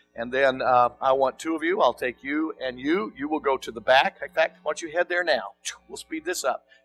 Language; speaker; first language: English; native; English